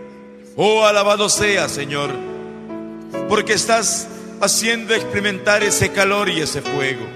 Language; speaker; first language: Spanish; native; Spanish